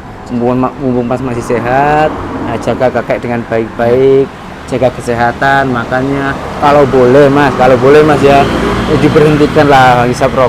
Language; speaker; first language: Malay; non-native, local second language; Javanese